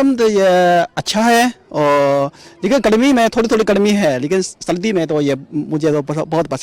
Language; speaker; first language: Hindi; non-native, learner; Chinese